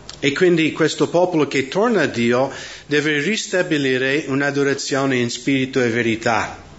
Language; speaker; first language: Italian; non-native, fluent; English